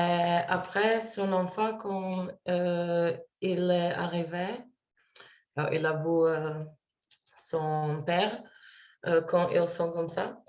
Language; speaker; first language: French; non-native, learner; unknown